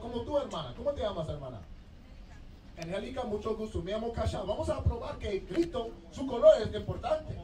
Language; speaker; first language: Spanish; non-native, learner; English